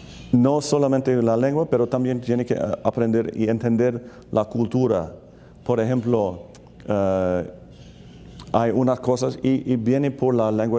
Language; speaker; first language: Spanish; non-native, fluent; English